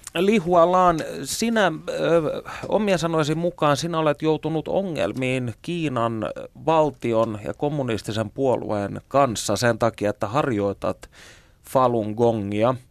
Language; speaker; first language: Finnish; native; Finnish